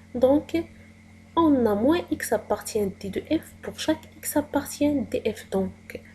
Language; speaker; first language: French; non-native, local second language; Arabic